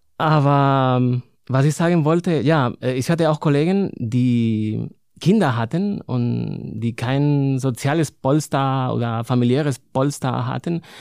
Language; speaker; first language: German; non-native, fluent; Spanish